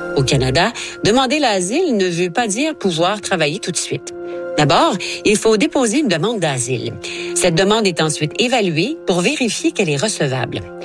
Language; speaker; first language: French; native; French